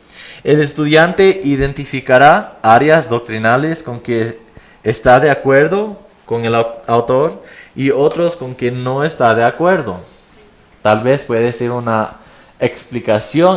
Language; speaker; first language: Spanish; non-native, fluent; English